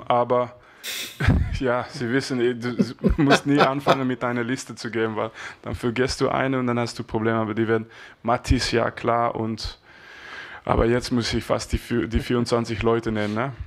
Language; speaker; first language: German; non-native, fluent; French